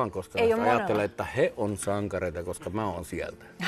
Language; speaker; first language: Finnish; native; Finnish